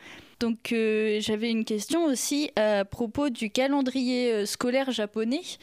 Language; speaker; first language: French; native; French